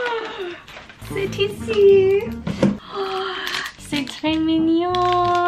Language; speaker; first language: French; non-native, local second language; English